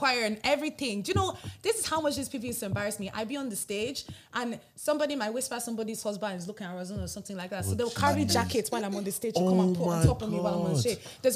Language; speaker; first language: English; native; English